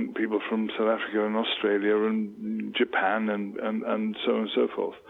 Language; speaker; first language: English; native; English